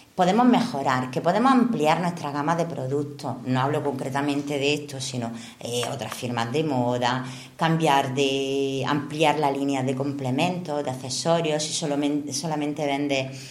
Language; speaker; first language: Spanish; non-native, fluent; Italian